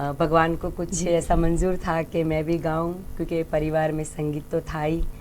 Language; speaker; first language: Hindi; non-native, local second language; Gujarati